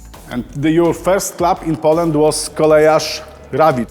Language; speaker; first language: English; non-native, learner; Polish